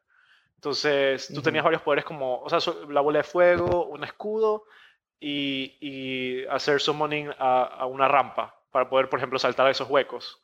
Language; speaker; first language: Spanish; native; Spanish